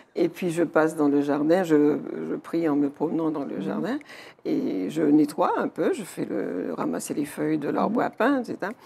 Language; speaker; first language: French; native; French